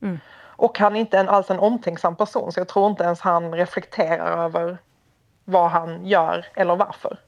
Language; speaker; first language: Swedish; native; Swedish